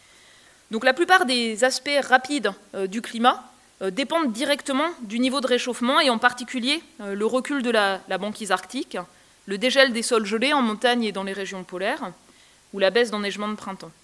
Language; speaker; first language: French; native; French